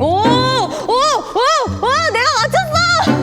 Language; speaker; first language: Korean; native; Korean